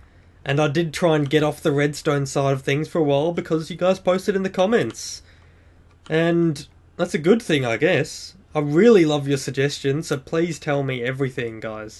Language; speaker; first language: English; native; English